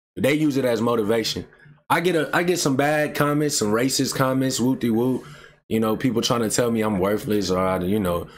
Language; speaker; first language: English; native; English